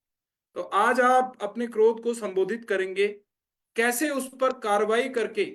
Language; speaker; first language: Hindi; native; Hindi